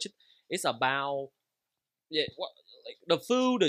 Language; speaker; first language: English; non-native, learner; Vietnamese